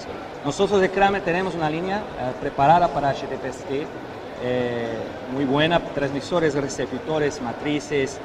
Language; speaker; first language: Spanish; non-native, fluent; Portuguese